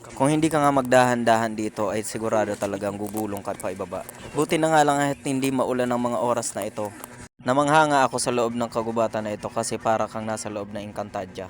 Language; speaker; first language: Filipino; non-native, local second language; Bikol